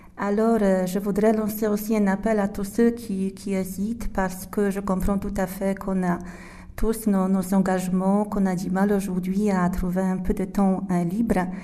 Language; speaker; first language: French; non-native, fluent; Polish